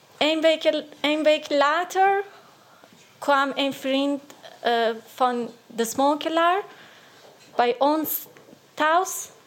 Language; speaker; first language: Dutch; non-native, learner; Persian